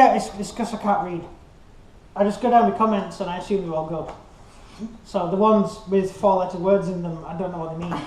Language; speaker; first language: English; native; English